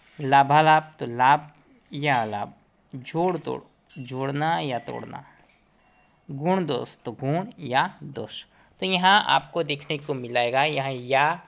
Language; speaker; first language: Hindi; non-native, local second language; Gujarati